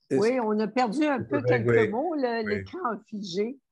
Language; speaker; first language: French; native; French